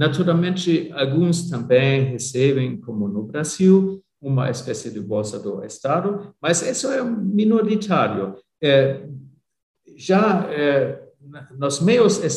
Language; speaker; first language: Portuguese; non-native, fluent; German